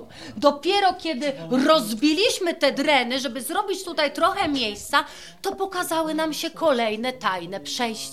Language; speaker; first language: Polish; native; Polish